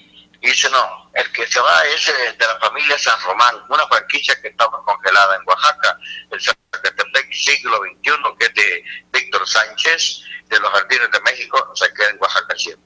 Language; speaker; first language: Spanish; native; Spanish